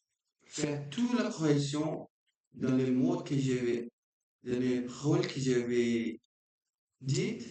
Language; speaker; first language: French; non-native, learner; Portuguese